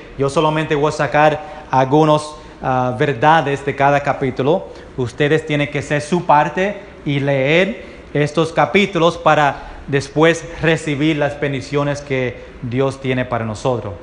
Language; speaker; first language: Spanish; early bilingual, heritage; Spanish